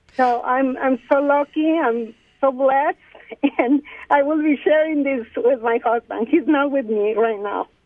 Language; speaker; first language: English; non-native, fluent; Spanish